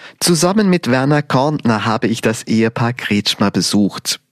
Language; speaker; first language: German; native; German